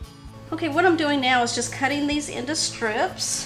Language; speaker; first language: English; native; English